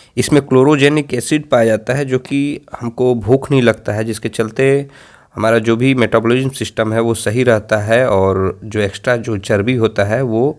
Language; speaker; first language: Hindi; native; Hindi